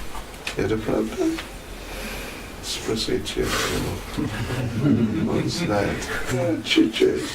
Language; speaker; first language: Russian; non-native, learner; English